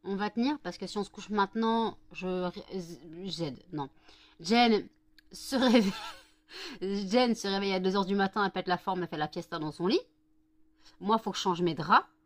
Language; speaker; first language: French; native; French